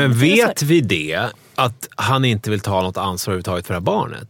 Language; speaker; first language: Swedish; native; Swedish